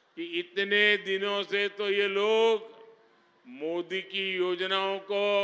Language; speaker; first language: Hindi; non-native, local second language; Gujarati